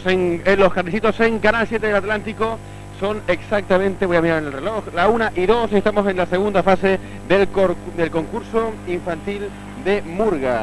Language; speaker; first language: Spanish; native; Spanish